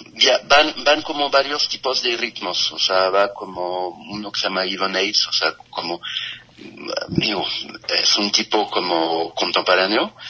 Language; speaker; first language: Spanish; non-native, fluent; French